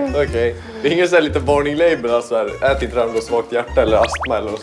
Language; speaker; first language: Swedish; native; Swedish